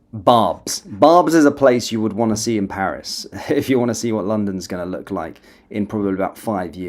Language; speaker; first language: English; native; English